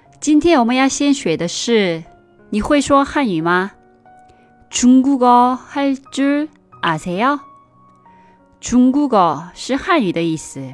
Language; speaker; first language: Chinese; non-native, fluent; Korean